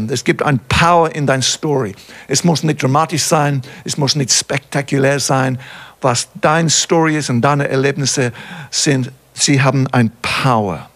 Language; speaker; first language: German; non-native, fluent; English